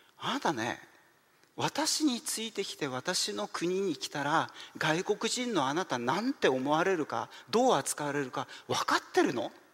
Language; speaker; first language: Japanese; native; Japanese